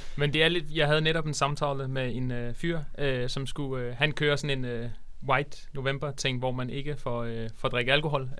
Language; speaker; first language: Danish; native; Danish